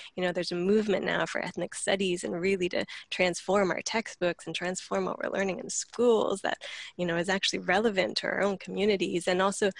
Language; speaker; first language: English; native; English